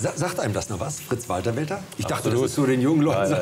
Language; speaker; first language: German; native; German